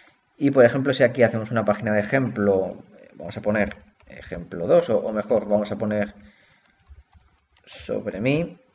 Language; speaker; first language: Spanish; native; Spanish